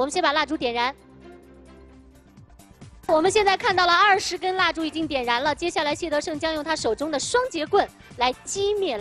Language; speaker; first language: Chinese; native; Chinese